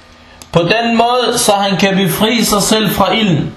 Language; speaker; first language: Danish; non-native, local second language; Arabic